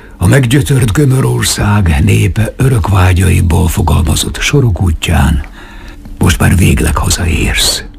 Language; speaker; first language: Hungarian; native; Hungarian